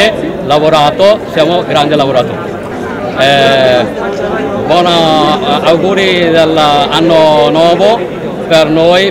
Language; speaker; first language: Italian; non-native, learner; Bangla